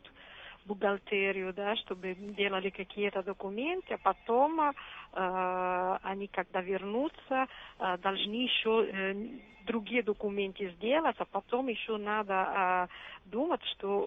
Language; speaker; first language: Russian; non-native, fluent; Italian